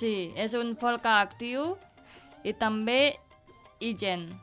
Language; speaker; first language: Catalan; non-native, learner; Indonesian